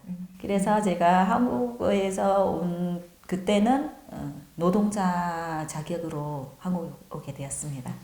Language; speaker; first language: Korean; non-native, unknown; Vietnamese